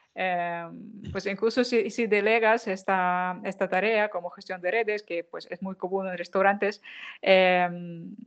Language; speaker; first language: Spanish; non-native, fluent; Ukrainian